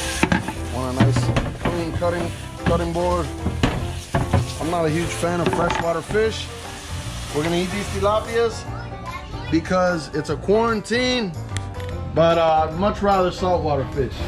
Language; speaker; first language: English; native; English